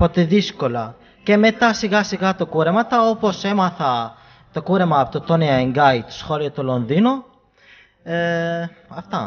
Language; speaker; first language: Greek; non-native, fluent; Arabic